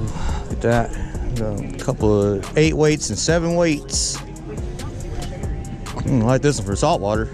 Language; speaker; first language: English; native; English